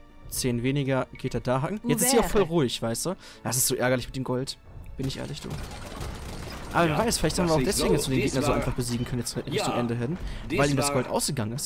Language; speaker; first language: German; native; German